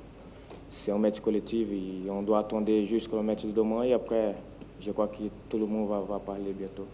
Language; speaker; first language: French; non-native, fluent; Portuguese